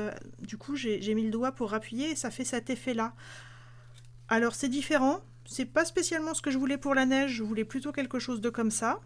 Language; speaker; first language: French; native; French